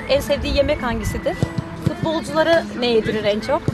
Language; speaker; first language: Turkish; native; Turkish